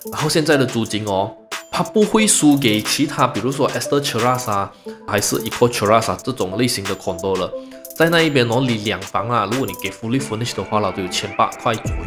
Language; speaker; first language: Chinese; native; Chinese